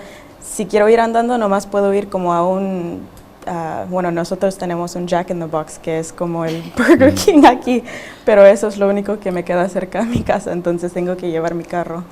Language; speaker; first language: Spanish; early bilingual, heritage; Spanish